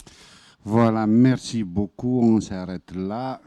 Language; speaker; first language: French; non-native, fluent; Bosnian